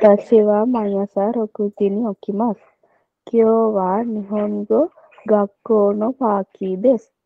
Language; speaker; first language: Japanese; non-native, learner; Sinhala